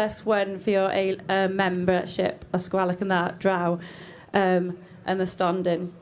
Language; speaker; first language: Welsh; non-native, learner; English